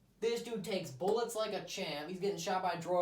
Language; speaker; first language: English; native; English